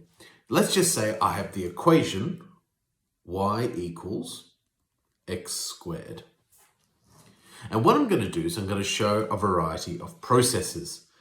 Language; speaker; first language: English; native; English